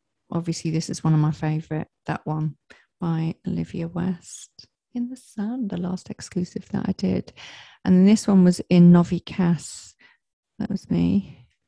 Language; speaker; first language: English; native; English